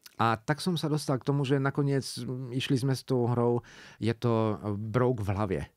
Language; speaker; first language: Slovak; non-native, local second language; Hungarian